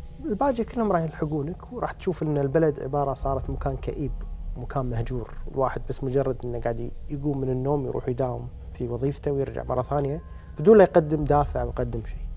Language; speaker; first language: Arabic; native; Arabic